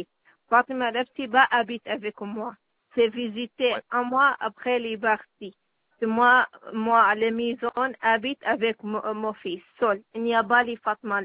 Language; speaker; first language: French; non-native, learner; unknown